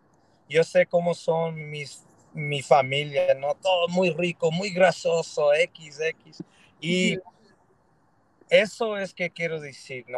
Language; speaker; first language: Spanish; early bilingual, heritage; Spanish